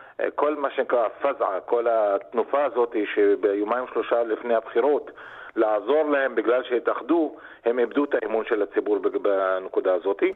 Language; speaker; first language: Hebrew; non-native, local second language; Arabic